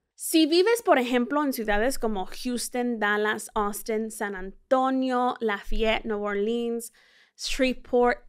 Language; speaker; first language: Spanish; early bilingual, heritage; Spanish